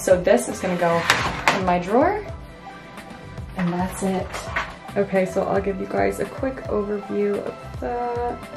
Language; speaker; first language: English; native; English